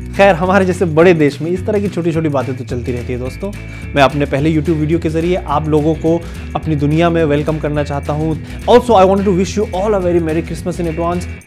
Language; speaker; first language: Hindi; non-native, local second language; Ladakhi